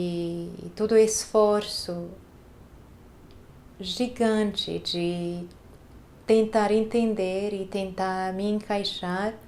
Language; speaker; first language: Portuguese; non-native, fluent; Hungarian